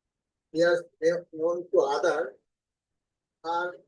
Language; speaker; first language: English; non-native, learner; Bangla